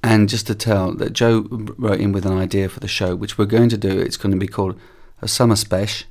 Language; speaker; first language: English; native; English